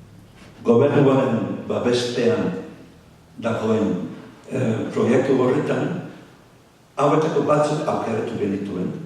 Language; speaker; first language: Basque; non-native, fluent; English